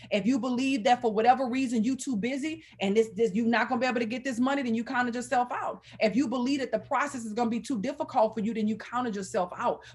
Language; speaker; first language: English; native; English